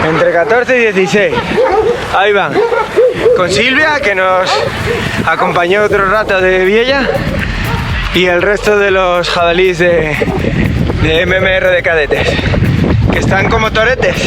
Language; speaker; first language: Spanish; native; Spanish